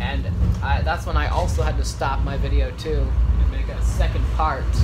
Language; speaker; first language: English; native; English